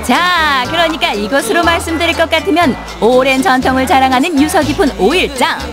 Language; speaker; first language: Korean; native; Korean